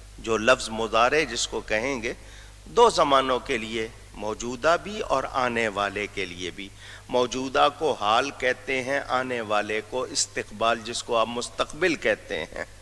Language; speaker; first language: Urdu; native; Urdu